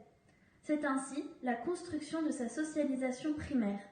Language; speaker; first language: French; native; French